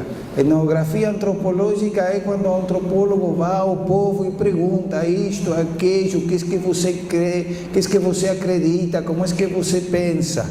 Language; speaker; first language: Portuguese; non-native, fluent; Spanish